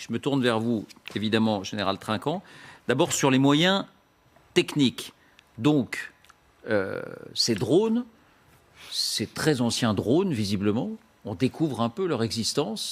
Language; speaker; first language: French; native; French